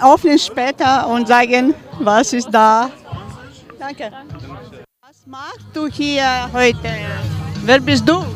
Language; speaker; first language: German; non-native, learner; Ukrainian